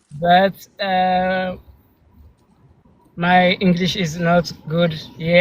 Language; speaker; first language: English; non-native, learner; Amharic